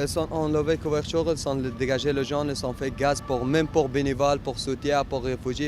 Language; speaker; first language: French; non-native, learner; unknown